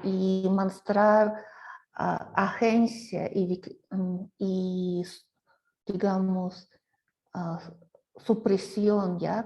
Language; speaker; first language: Spanish; non-native, fluent; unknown